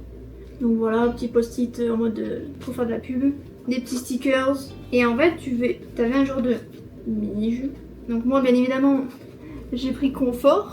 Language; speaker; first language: French; native; French